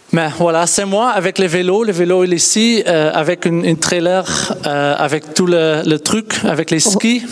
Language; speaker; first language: French; non-native, learner; Dutch